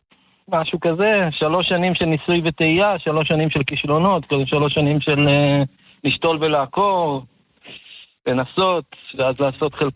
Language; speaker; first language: Hebrew; native; Hebrew